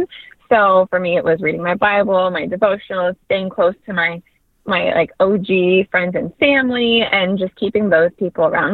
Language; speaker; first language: English; native; English